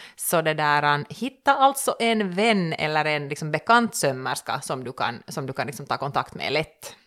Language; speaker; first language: Swedish; native; Swedish